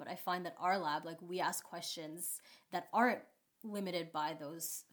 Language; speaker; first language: English; native; English